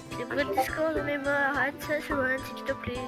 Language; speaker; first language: French; native; French